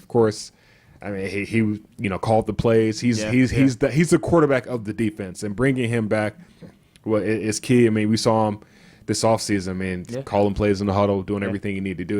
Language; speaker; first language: English; native; English